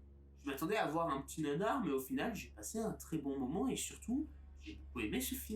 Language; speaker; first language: French; native; French